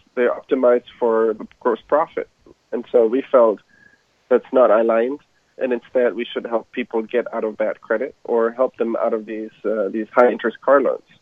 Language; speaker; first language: English; non-native, fluent; German